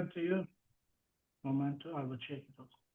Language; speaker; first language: English; non-native, learner; Turkish